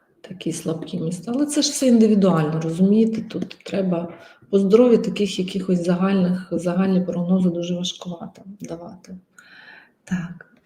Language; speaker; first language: Ukrainian; non-native, local second language; Russian